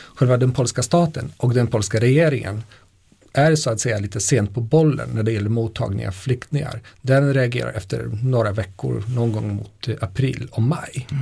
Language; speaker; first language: Swedish; non-native, fluent; Polish